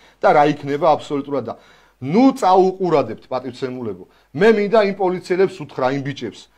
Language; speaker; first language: Georgian; native; Georgian